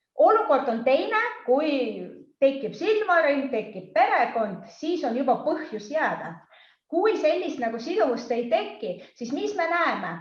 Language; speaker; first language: Estonian; non-native, local second language; Russian